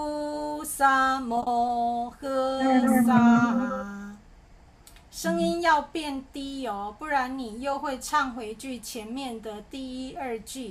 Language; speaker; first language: Chinese; native; Chinese